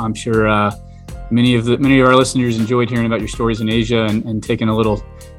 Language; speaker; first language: English; native; English